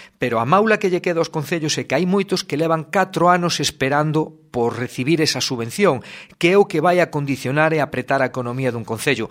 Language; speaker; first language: Galician; native; Galician